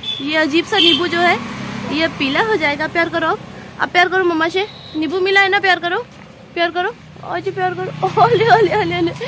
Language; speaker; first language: Hindi; native; Hindi